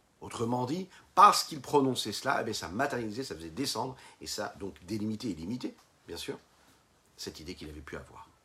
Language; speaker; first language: French; native; French